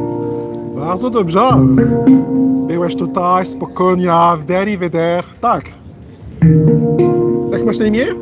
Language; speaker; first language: Polish; non-native, learner; French